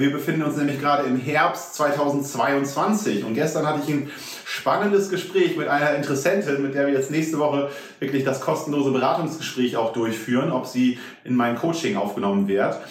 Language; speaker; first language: German; native; German